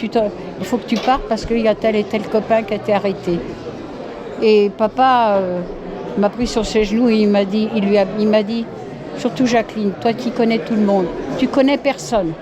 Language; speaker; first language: French; native; French